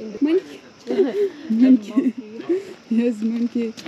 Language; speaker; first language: English; non-native, learner; Turkmen